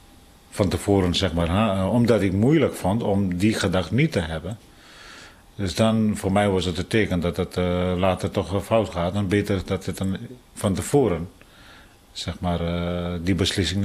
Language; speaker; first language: Dutch; non-native, fluent; Tibetan